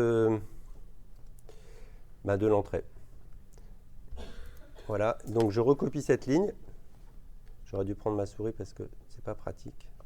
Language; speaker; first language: French; native; French